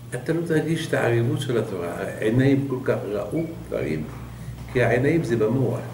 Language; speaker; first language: Hebrew; non-native, fluent; Arabic